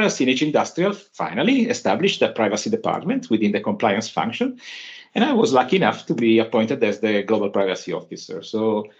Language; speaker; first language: English; non-native, fluent; Italian